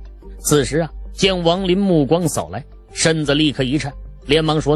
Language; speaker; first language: Chinese; native; Chinese